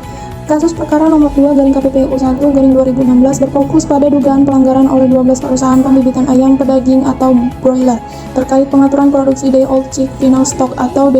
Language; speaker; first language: Indonesian; native; Indonesian